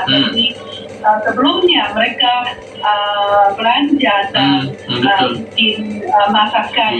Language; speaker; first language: Indonesian; non-native, fluent; Chinese